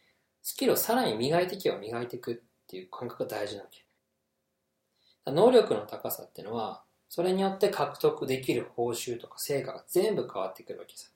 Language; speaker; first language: Japanese; native; Japanese